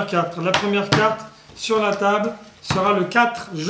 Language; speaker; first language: French; native; French